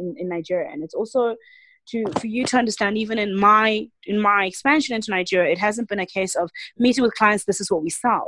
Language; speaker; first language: English; non-native, local second language; Zulu